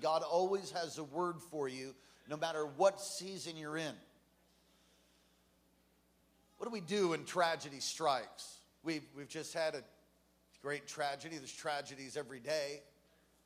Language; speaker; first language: English; native; English